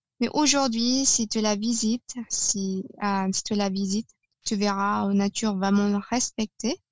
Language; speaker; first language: French; non-native, fluent; Filipino